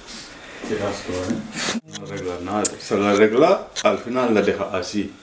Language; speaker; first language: Spanish; non-native, learner; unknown